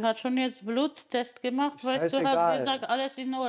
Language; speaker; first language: German; non-native, learner; Polish